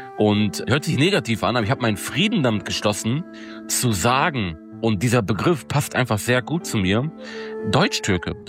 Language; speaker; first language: German; native; German